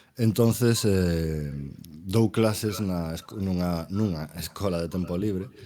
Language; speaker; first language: Galician; non-native, local second language; Spanish